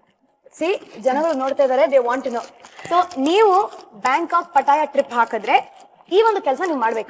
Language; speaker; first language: Kannada; native; Kannada